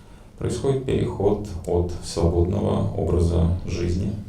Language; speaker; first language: Russian; native; Russian